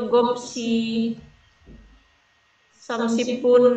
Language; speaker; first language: Korean; non-native, learner; Indonesian